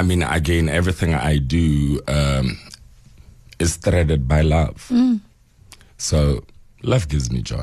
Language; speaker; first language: English; non-native, local second language; Northern Sotho